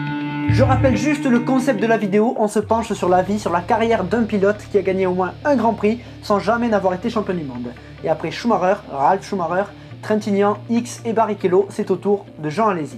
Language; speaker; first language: French; native; French